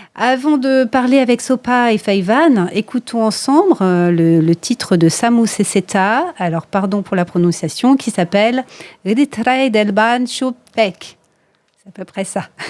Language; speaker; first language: French; native; French